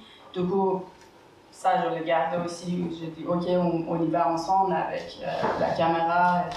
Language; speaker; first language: French; non-native, fluent; Persian